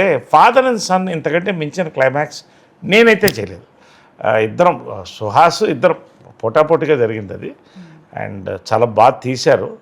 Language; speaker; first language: Telugu; native; Telugu